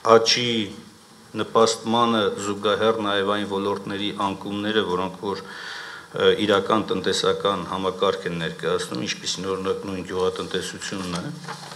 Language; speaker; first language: Armenian; native; Armenian